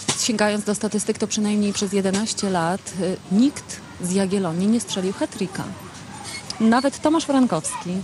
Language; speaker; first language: Polish; native; Polish